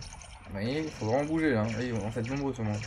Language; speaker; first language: French; native; French